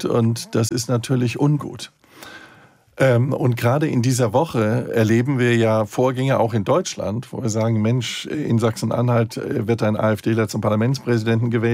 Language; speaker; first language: German; native; German